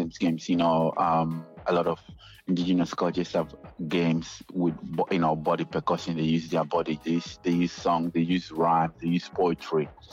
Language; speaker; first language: English; non-native, local second language; Ga